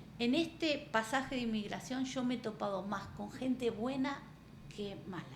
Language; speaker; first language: Spanish; native; Spanish